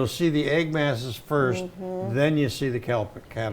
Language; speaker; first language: English; native; English